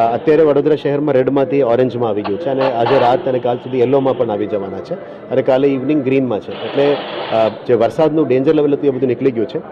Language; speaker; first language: Gujarati; non-native, local second language; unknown